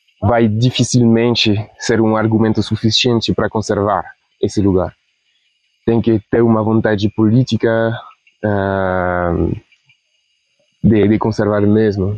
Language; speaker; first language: Portuguese; non-native, fluent; Spanish